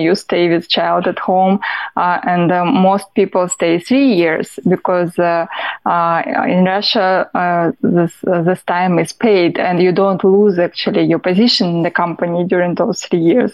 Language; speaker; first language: English; non-native, fluent; Russian